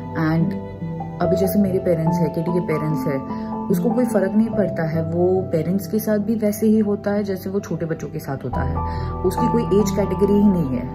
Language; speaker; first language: Hindi; non-native, local second language; Marathi